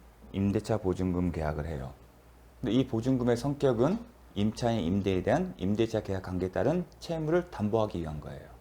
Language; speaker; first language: Korean; native; Korean